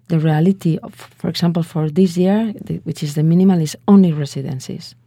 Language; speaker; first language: English; non-native, fluent; Spanish